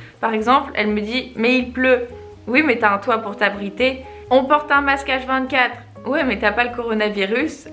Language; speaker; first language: French; native; French